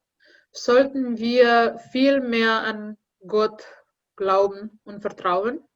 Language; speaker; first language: German; non-native, learner; Indonesian